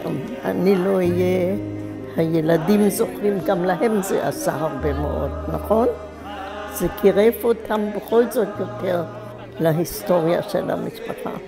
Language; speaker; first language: Hebrew; non-native, fluent; German